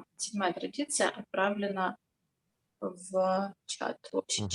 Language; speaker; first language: Russian; native; Russian